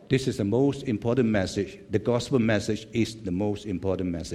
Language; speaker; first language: English; non-native, local second language; Chinese